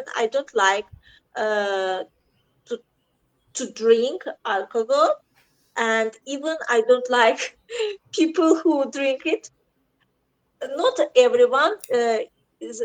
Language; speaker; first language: English; non-native, learner; Azerbaijani